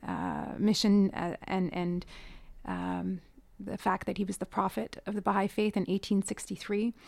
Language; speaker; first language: English; early bilingual, other home language; Persian